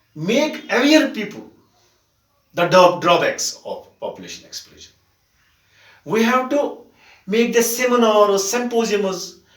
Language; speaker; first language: English; non-native, local second language; Kashmiri